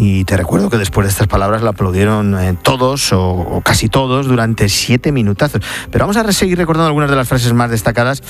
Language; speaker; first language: Spanish; native; Spanish